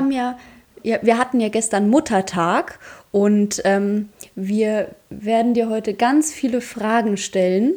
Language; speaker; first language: German; native; German